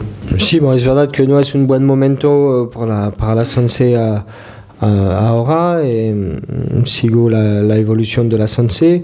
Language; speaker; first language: Spanish; non-native, fluent; French